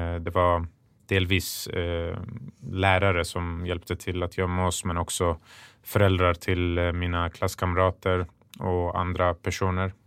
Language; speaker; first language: Swedish; early bilingual, other home language; Persian